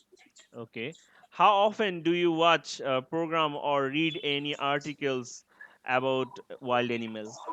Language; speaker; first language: English; non-native, learner; Bangla